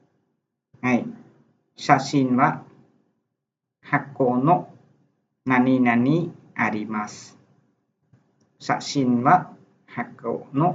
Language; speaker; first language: Japanese; non-native, fluent; Khmer